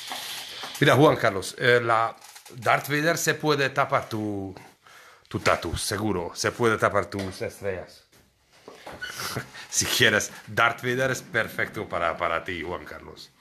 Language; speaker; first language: Spanish; non-native, learner; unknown